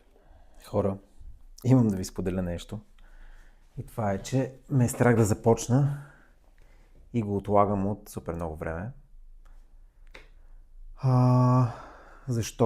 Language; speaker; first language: Bulgarian; native; Bulgarian